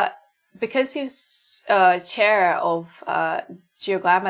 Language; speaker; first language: English; non-native, local second language; Ganda